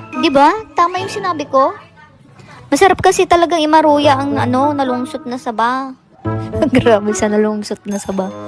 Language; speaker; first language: Filipino; non-native, local second language; Iloko